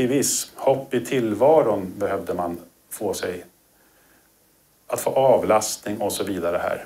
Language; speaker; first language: Swedish; native; Swedish